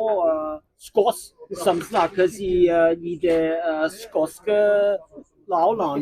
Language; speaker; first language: Norwegian; non-native, learner; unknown